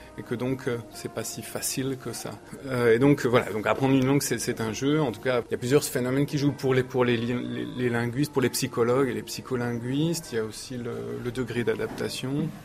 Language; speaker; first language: French; native; French